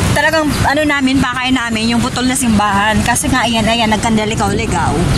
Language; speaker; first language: Filipino; native; Filipino